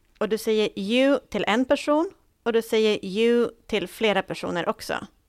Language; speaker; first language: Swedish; native; Swedish